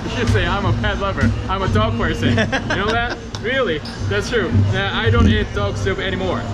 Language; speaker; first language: English; non-native, fluent; Korean